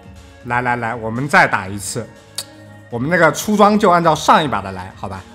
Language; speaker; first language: Chinese; native; Chinese